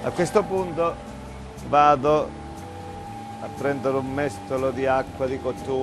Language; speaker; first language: Italian; native; Italian